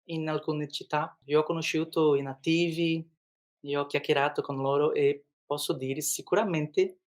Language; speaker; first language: Italian; non-native, fluent; Portuguese